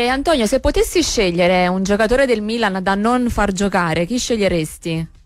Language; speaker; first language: Italian; native; Italian